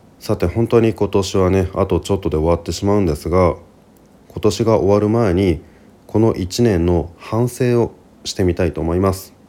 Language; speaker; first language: Japanese; native; Japanese